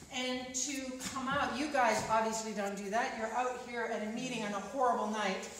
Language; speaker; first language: English; native; English